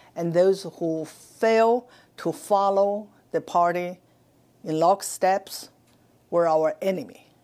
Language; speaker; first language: English; non-native, fluent; Chinese